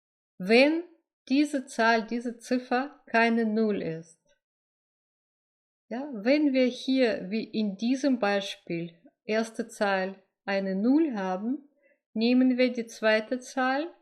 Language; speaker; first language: German; non-native, fluent; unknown